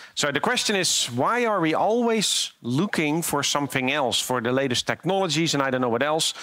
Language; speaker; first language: English; non-native, fluent; Dutch